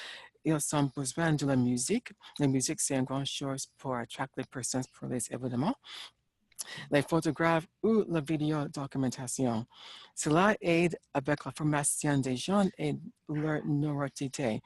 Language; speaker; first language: French; non-native, learner; English